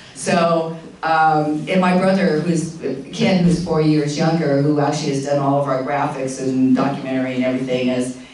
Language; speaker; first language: English; native; English